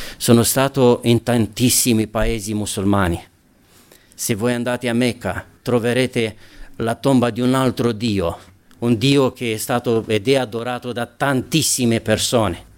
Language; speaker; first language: Italian; non-native, fluent; Romanian